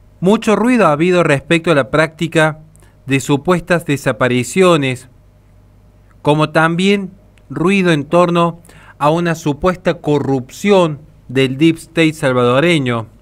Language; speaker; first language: Spanish; native; Spanish